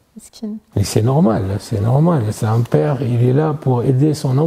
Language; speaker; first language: French; non-native, fluent; Arabic